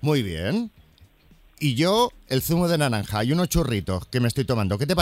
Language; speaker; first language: Spanish; native; Spanish